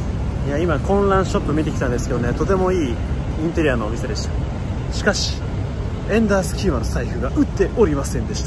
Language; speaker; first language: Japanese; native; Japanese